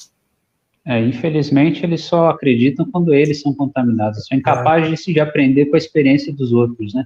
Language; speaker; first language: Portuguese; native; Portuguese